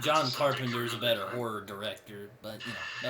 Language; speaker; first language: English; native; English